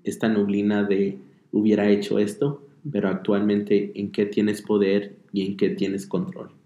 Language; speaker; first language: Spanish; early bilingual, heritage; Spanish